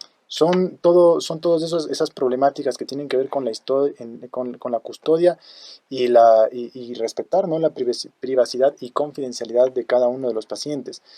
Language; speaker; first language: Spanish; native; Spanish